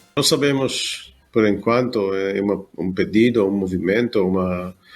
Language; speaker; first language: Portuguese; non-native, fluent; Hebrew